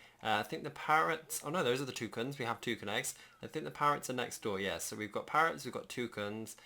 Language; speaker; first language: English; native; English